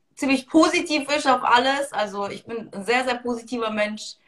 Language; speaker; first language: German; early bilingual, other home language; Russian